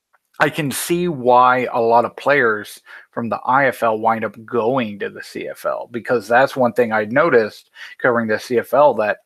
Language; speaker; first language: English; native; English